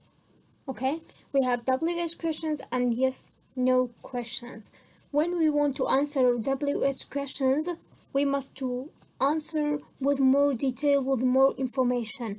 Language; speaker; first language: English; non-native, fluent; Central Kurdish